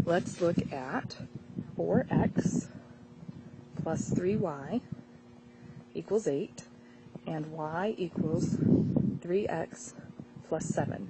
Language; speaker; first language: English; native; English